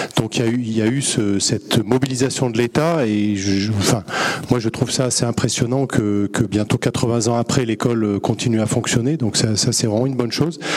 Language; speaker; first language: French; native; French